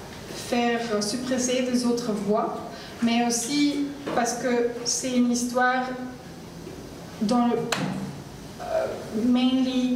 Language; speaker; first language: French; non-native, learner; Arabic